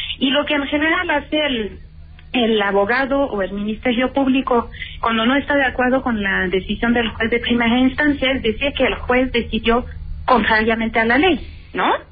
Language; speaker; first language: Spanish; native; Spanish